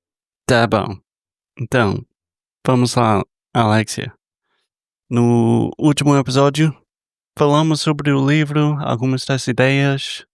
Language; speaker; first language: Portuguese; non-native, fluent; English